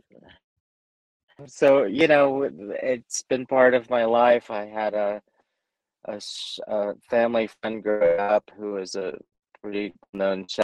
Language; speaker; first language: English; native; English